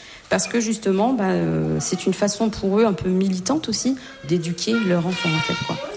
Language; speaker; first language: French; native; French